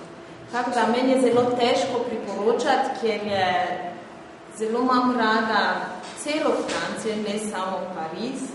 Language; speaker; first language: Slovenian; non-native, fluent; French